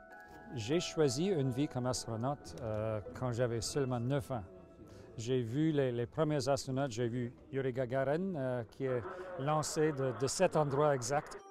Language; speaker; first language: French; non-native, local second language; English